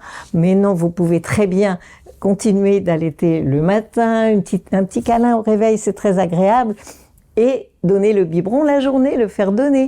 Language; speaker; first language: French; native; French